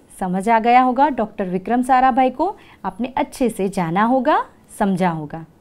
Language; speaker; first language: Hindi; non-native, local second language; Gujarati